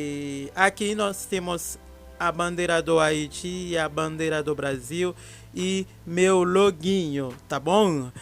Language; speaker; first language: Portuguese; non-native, fluent; Haitian Creole